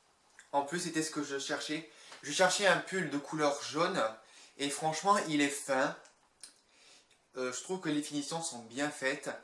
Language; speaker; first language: French; native; French